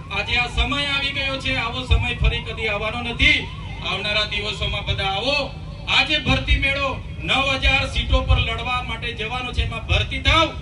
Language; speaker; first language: Gujarati; non-native, local second language; Vasavi